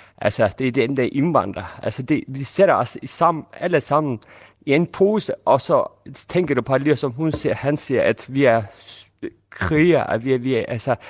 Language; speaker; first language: Danish; non-native, fluent; Turkish